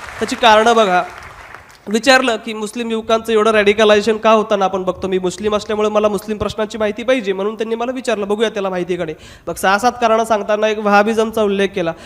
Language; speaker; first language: Marathi; non-native, local second language; Hindi